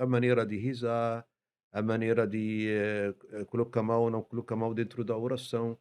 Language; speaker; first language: Portuguese; non-native, fluent; Arabic